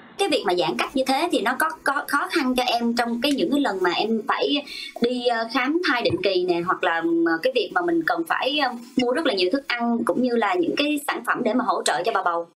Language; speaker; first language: Vietnamese; native; Vietnamese